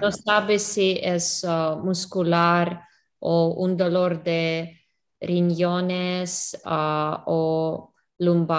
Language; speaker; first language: Spanish; non-native, learner; English